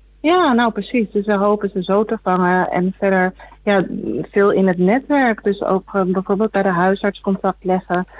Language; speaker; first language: Dutch; native; Dutch